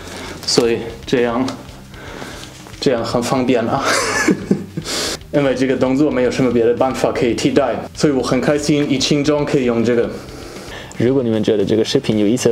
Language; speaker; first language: Chinese; non-native, fluent; German